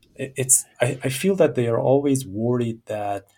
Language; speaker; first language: English; non-native, fluent; Persian